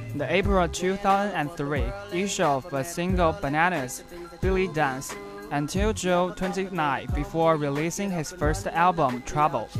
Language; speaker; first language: English; non-native, learner; Chinese